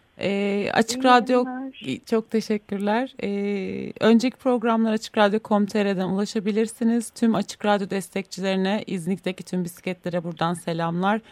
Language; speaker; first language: Turkish; native; Turkish